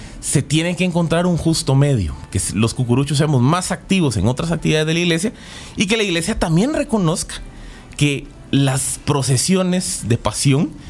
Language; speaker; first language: Spanish; native; Spanish